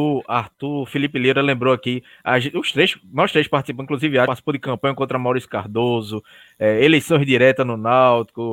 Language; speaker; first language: Portuguese; native; Portuguese